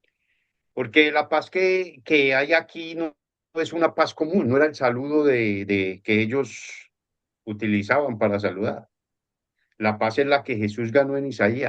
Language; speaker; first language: Spanish; native; Spanish